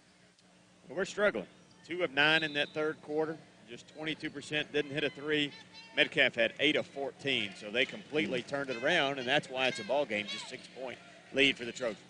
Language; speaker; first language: English; native; English